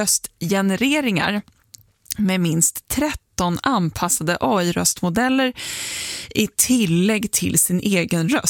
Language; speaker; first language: Swedish; native; Swedish